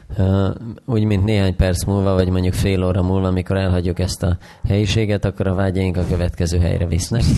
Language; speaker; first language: Hungarian; native; Hungarian